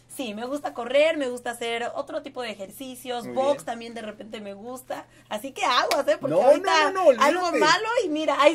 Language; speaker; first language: Spanish; native; Spanish